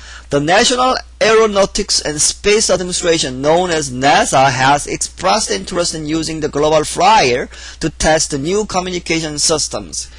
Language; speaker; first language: English; non-native, fluent; Korean